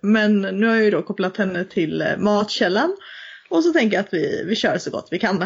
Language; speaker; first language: Swedish; native; Swedish